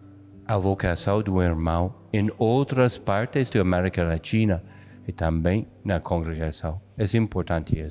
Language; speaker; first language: Portuguese; non-native, fluent; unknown